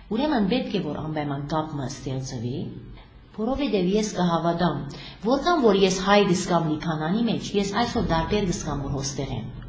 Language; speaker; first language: Armenian; early bilingual, heritage; Armenian